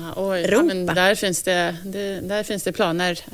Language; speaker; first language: Swedish; non-native, fluent; English